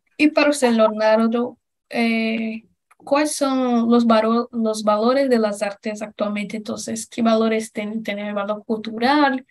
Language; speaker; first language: Spanish; non-native, learner; Portuguese